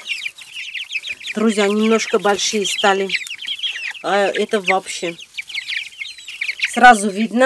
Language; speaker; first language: Russian; non-native, fluent; Armenian